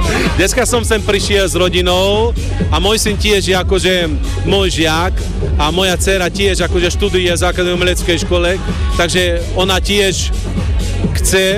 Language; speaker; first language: Slovak; non-native, local second language; Romany